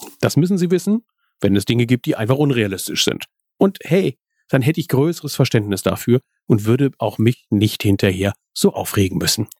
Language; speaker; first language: German; native; German